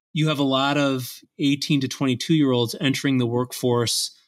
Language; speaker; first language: English; native; English